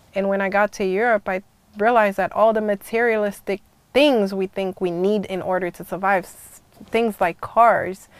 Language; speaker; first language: English; early bilingual, other home language; Haitian Creole